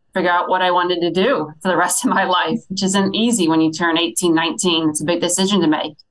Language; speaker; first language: English; native; English